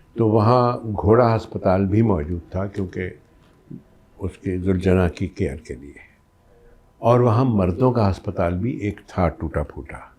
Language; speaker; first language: Urdu; native; Urdu